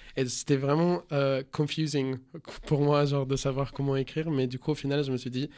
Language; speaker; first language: French; non-native, fluent; Spanish